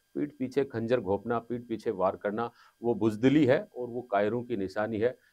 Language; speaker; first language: Hindi; native; Hindi